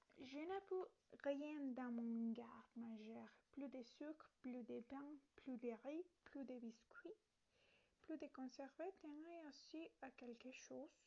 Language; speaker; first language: French; non-native, learner; Italian